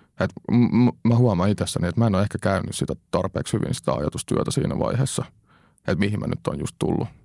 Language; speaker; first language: Finnish; native; Finnish